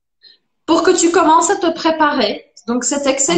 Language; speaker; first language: French; non-native, fluent; Portuguese